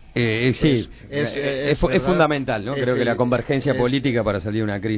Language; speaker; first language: Spanish; native; Spanish